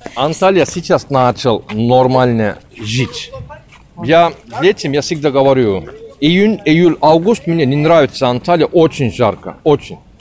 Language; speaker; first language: Russian; non-native, learner; Turkish